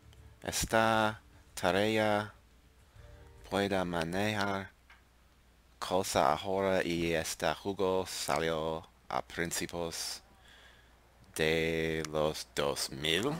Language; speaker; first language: Spanish; non-native, learner; English